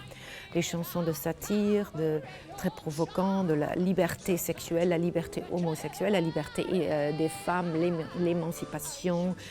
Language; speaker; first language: French; non-native, fluent; German